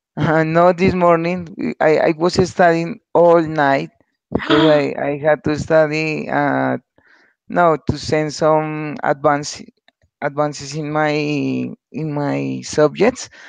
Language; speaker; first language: English; non-native, learner; Spanish